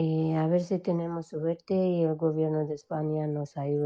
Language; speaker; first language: Spanish; non-native, fluent; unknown